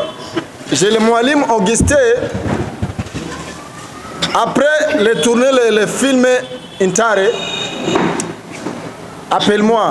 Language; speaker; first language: French; non-native, learner; Rundi